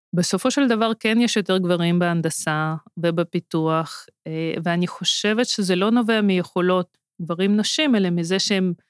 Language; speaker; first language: Hebrew; non-native, fluent; Russian